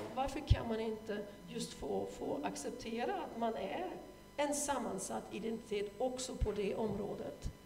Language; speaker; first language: Swedish; non-native, fluent; German